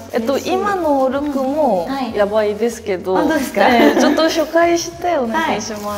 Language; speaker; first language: Japanese; non-native, learner; Korean